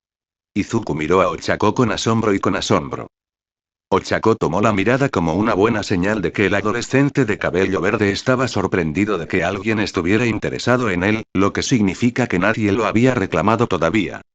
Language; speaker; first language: Spanish; native; Spanish